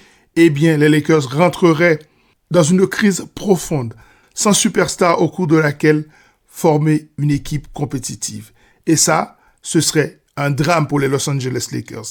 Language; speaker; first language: French; native; French